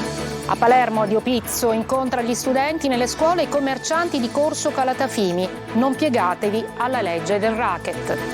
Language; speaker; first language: Italian; native; Italian